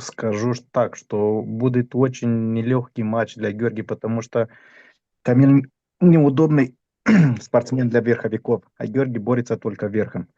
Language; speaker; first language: Russian; non-native, fluent; Romanian